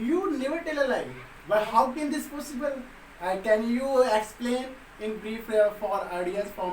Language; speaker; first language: English; non-native, local second language; Hindi